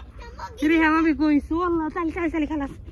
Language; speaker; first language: Arabic; non-native, learner; Bangla